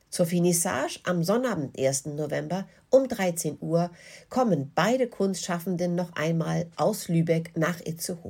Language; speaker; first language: German; native; German